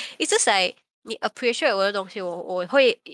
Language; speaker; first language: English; non-native, local second language; Chinese